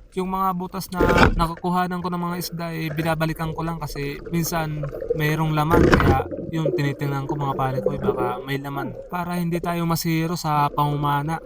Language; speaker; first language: Filipino; non-native, local second language; Bikol